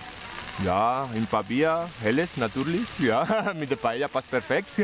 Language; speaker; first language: German; non-native, learner; Spanish